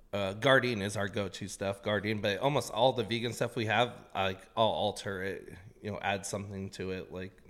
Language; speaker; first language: English; native; English